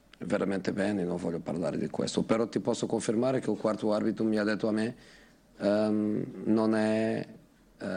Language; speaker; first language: Italian; non-native, fluent; Portuguese